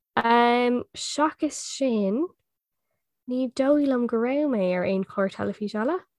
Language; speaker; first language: Irish; non-native, local second language; English